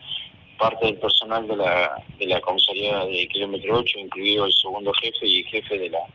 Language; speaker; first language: Spanish; native; Spanish